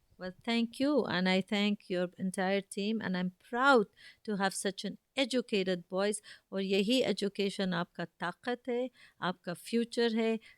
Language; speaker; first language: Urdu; early bilingual, heritage; Urdu